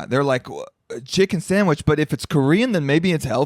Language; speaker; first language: English; native; English